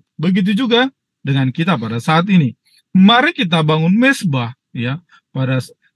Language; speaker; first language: Indonesian; native; Indonesian